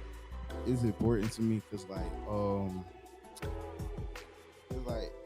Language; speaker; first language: English; native; English